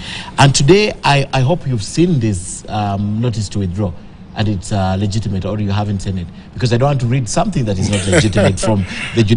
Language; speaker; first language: English; non-native, local second language; Swahili